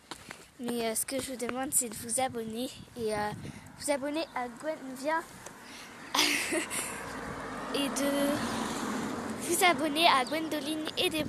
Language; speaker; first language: French; native; French